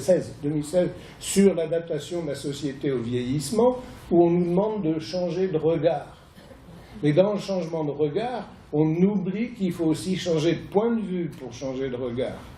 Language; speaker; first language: French; native; French